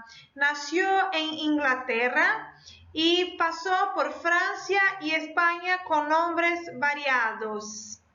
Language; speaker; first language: Spanish; non-native, fluent; Portuguese